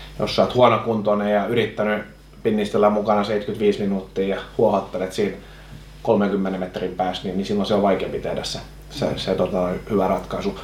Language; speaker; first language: Finnish; non-native, local second language; Swedish